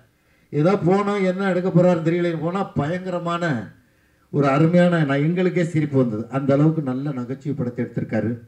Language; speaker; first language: Tamil; native; Tamil